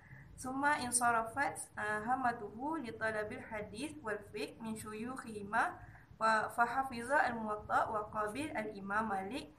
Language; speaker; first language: Arabic; non-native, learner; Malay